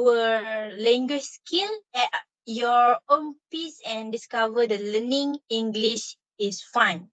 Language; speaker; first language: English; non-native, learner; Malay